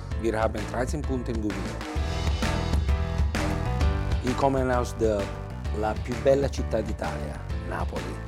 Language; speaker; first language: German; non-native, learner; Italian